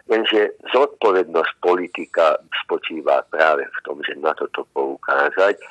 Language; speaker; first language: Slovak; non-native, local second language; Hungarian